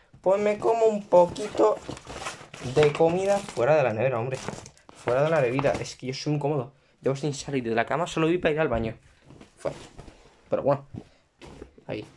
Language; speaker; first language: Spanish; native; Spanish